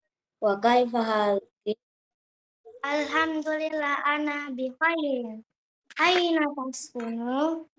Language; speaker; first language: Arabic; non-native, learner; Indonesian